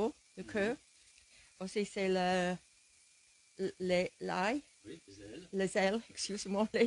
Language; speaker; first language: French; non-native, learner; English